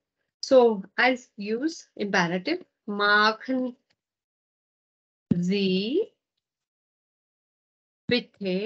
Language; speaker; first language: German; non-native, fluent; Hindi